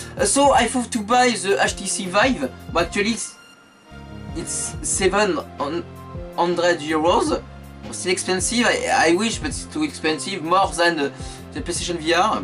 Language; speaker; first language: English; non-native, learner; French